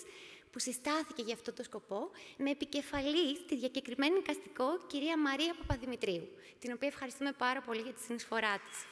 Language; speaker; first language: Greek; native; Greek